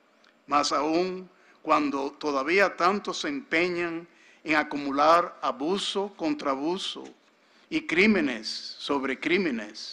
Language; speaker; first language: Spanish; native; Spanish